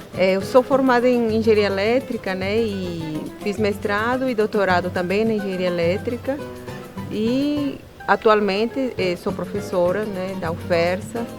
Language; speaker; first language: Portuguese; non-native, fluent; Spanish